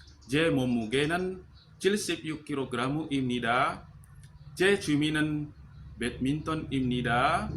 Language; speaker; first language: Korean; non-native, learner; Indonesian